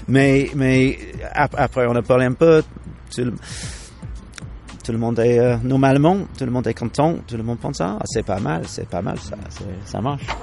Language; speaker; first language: French; non-native, fluent; English